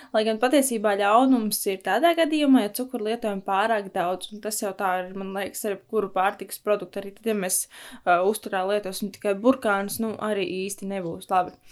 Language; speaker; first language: Latvian; native; Latvian